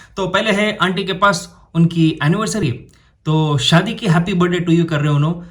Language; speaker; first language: Hindi; non-native, local second language; Urdu